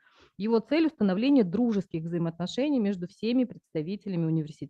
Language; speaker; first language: Russian; native; Russian